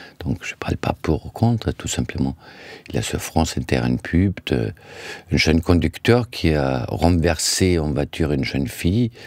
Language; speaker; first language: French; non-native, fluent; German